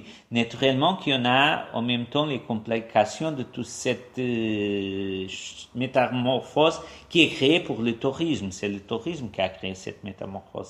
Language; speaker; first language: French; non-native, fluent; Portuguese